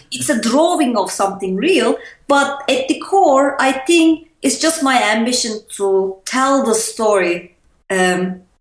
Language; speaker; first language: English; non-native, fluent; Turkish